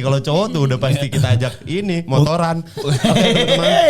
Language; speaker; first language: Indonesian; native; Indonesian